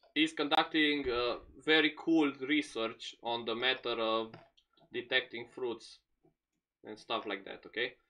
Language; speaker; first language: English; non-native, fluent; Romanian